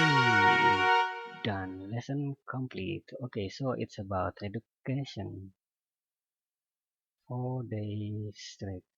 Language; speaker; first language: English; non-native, learner; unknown